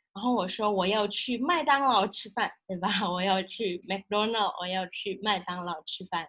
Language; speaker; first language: Chinese; non-native, fluent; Indonesian